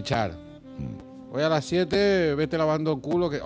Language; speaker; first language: Spanish; native; Spanish